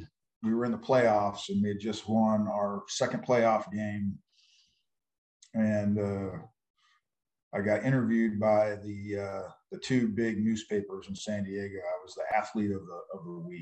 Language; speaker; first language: English; native; English